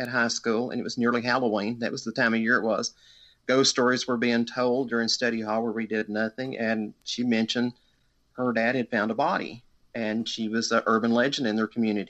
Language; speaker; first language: English; native; English